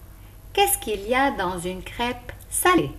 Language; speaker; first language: French; non-native, local second language; Arabic